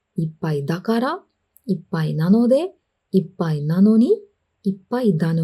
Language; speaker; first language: Japanese; non-native, fluent; Sinhala